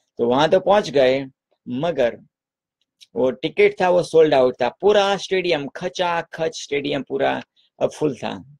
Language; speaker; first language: Hindi; non-native, local second language; Gujarati